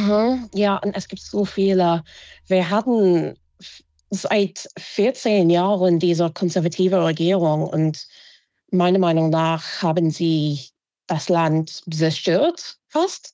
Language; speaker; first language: German; non-native, fluent; English